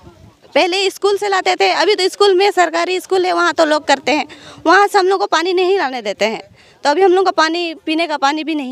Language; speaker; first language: Hindi; non-native, local second language; Odia